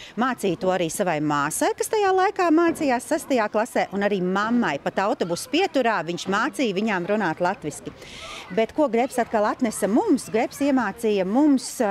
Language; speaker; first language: Latvian; native; Latvian